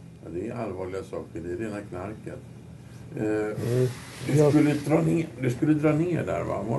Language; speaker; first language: Swedish; native; Swedish